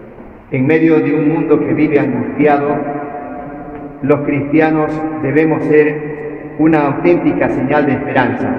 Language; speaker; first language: Spanish; native; Spanish